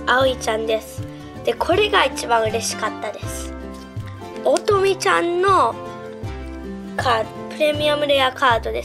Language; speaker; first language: Japanese; early bilingual, heritage; Japanese